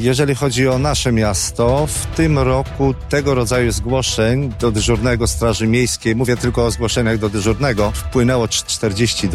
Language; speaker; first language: Polish; native; Polish